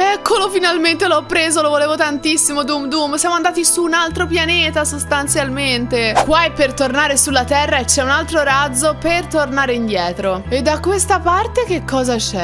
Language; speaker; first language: Italian; native; Italian